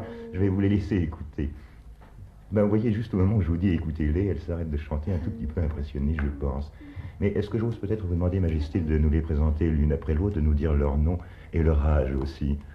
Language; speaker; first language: French; native; French